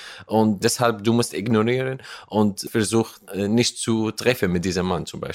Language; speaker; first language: German; non-native, learner; Arabic